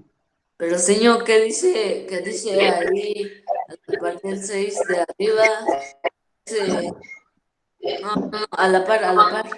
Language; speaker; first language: Spanish; native; Spanish